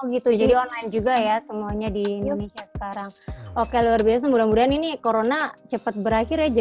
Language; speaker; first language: Indonesian; native; Indonesian